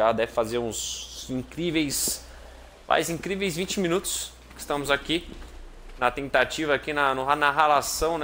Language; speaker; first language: Portuguese; native; Portuguese